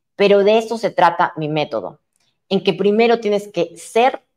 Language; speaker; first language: Spanish; native; Spanish